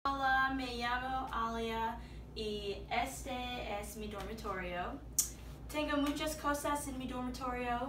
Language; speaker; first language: Spanish; non-native, learner; English